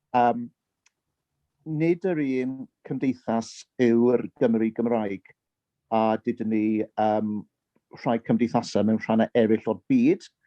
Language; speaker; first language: Welsh; early bilingual, heritage; Welsh